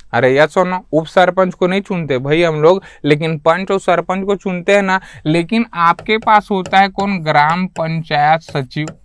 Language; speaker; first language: Hindi; native; Hindi